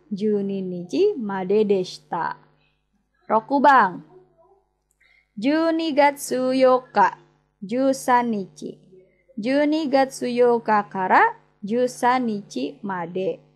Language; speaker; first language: Japanese; non-native, fluent; Indonesian